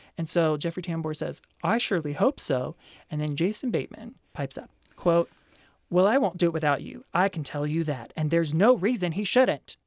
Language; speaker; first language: English; native; English